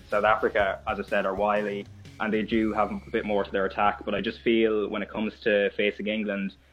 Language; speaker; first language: English; native; English